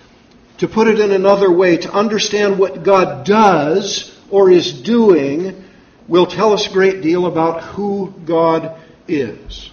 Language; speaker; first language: English; native; English